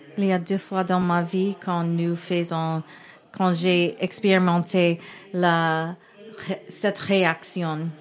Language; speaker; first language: French; non-native, learner; English